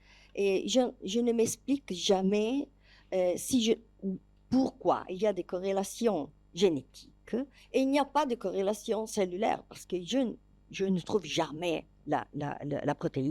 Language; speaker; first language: French; non-native, learner; Italian